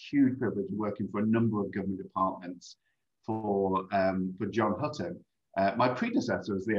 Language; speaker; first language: English; native; English